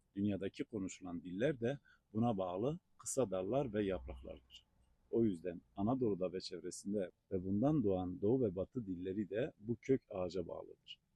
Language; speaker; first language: Turkish; non-native, local second language; Zaza